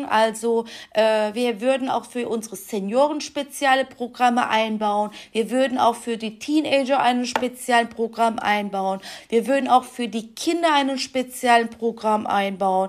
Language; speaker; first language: German; non-native, fluent; Turkish